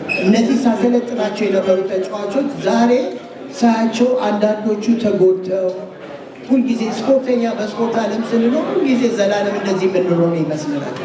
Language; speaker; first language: Amharic; native; Amharic